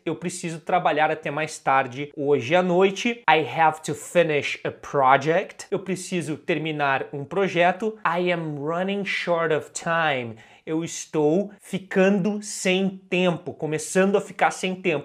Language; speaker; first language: Portuguese; native; Portuguese